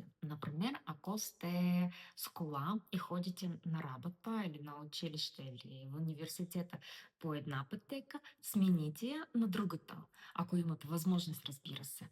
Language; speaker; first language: Bulgarian; non-native, learner; Russian